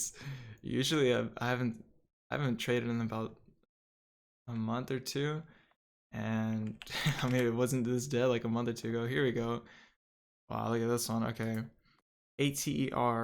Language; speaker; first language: English; native; English